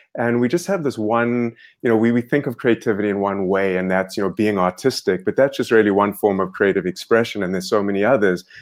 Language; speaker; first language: English; native; English